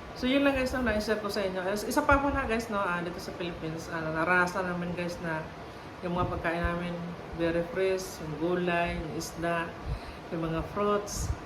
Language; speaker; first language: Filipino; non-native, local second language; Cebuano